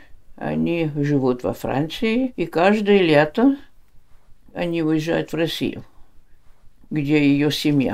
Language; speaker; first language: Russian; early bilingual, heritage; Russian